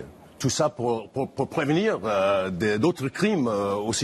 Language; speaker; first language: French; non-native, fluent; English